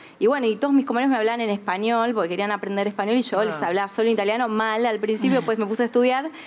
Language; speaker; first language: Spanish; native; Spanish